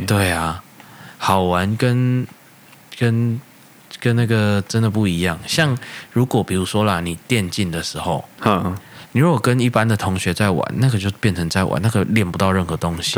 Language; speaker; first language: Chinese; native; Chinese